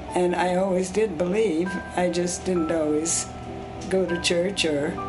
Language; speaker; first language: English; early bilingual, other home language; Swiss German